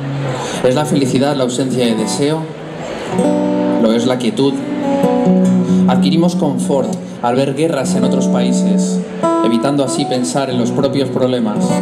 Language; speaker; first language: Spanish; native; Spanish